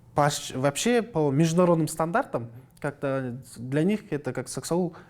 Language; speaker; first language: Russian; non-native, local second language; Kazakh